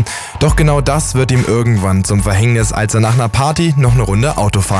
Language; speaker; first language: German; native; German